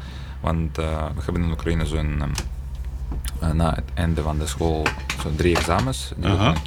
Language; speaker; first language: Dutch; non-native, learner; Ukrainian